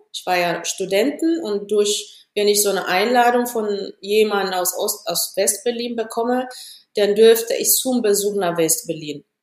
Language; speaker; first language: German; non-native, fluent; Amharic